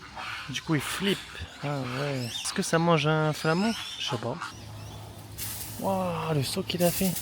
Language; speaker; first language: French; native; French